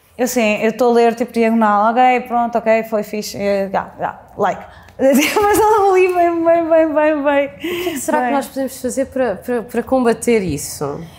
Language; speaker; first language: Portuguese; native; Portuguese